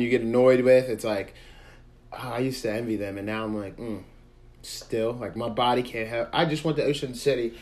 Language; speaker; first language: English; native; English